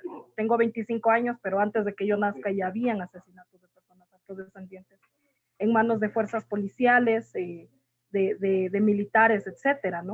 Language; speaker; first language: Spanish; native; Spanish